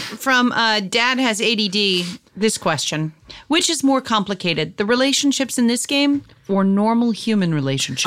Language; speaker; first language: English; native; English